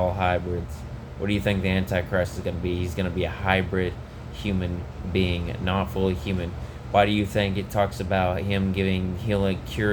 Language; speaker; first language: English; native; English